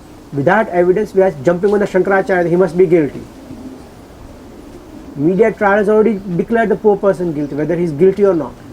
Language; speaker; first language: English; early bilingual, heritage; Gujarati